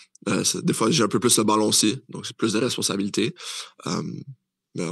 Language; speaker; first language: French; native; French